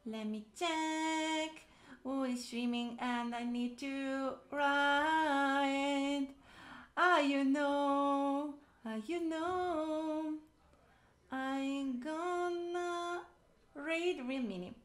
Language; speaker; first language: English; non-native, fluent; Italian